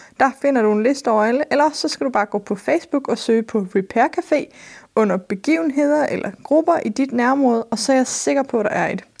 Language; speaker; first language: Danish; native; Danish